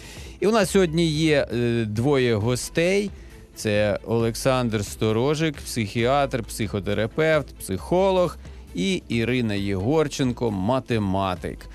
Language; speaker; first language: Ukrainian; native; Ukrainian